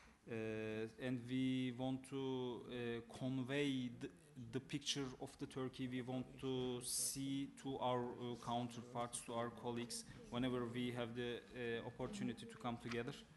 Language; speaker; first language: English; non-native, fluent; Turkish